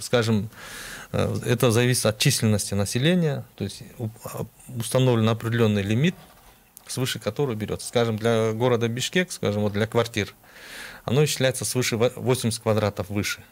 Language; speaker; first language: Russian; non-native, local second language; Kyrgyz